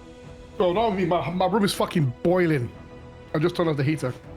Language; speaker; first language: English; native; English